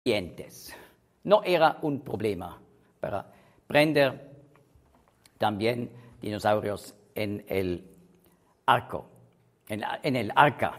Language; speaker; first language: Spanish; non-native, learner; German